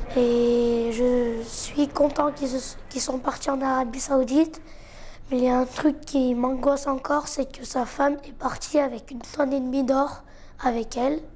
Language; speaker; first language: French; non-native, local second language; Arabic